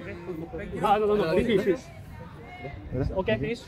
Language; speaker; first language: English; non-native, learner; Japanese